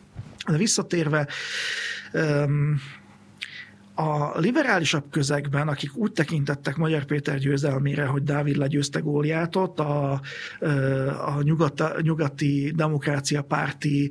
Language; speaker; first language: Hungarian; native; Hungarian